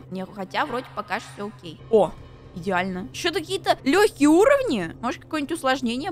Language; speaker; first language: Russian; native; Russian